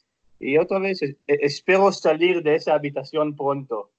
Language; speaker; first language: Spanish; non-native, fluent; Hebrew